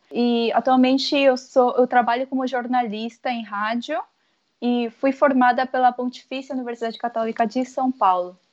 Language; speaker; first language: Portuguese; early bilingual, other home language; Korean